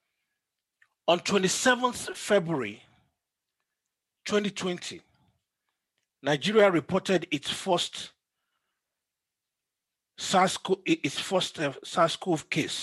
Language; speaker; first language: English; non-native, local second language; Yoruba